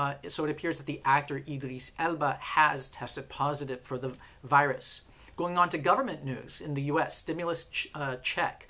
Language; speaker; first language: English; native; English